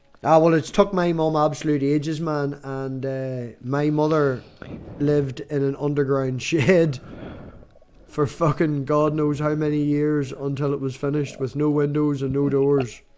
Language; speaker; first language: English; native; English